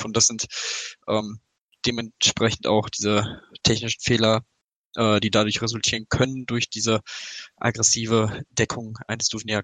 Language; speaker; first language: German; native; German